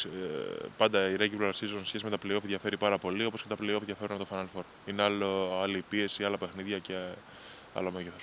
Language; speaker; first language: Greek; native; Greek